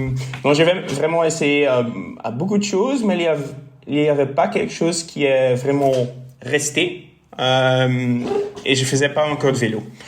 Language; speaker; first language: French; non-native, local second language; Dutch